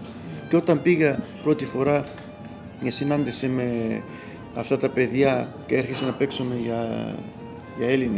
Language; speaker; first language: Greek; early bilingual, heritage; Greek